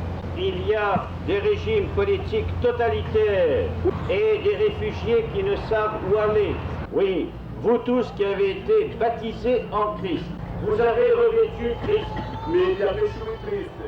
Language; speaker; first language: French; non-native, fluent; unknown